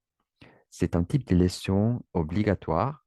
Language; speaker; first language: French; non-native, learner; Spanish